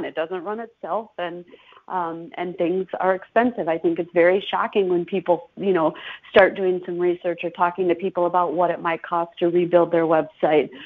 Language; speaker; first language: English; native; English